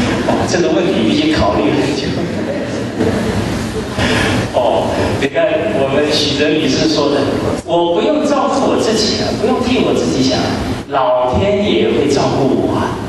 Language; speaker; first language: Chinese; native; Chinese